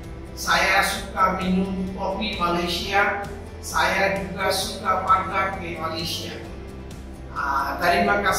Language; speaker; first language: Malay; non-native, learner; Bangla